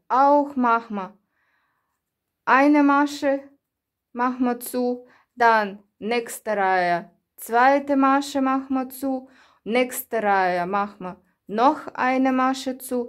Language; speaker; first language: German; non-native, learner; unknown